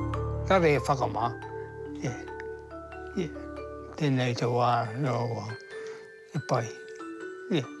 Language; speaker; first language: Māori; non-native, local second language; English